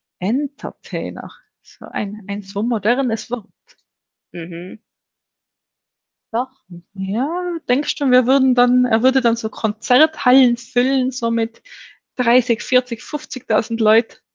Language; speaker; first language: German; native; German